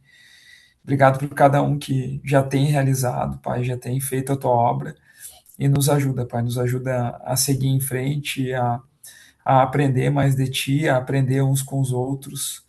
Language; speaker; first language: Portuguese; native; Portuguese